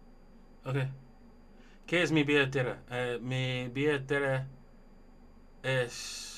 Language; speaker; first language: Spanish; non-native, learner; English